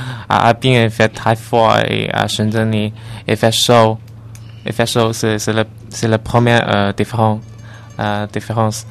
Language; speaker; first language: French; non-native, learner; Chinese